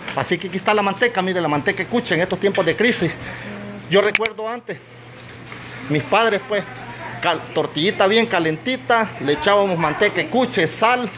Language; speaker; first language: Spanish; native; Spanish